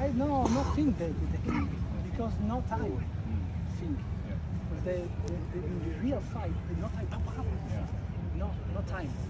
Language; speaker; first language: English; non-native, learner; Italian